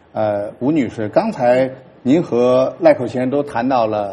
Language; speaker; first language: Chinese; native; Chinese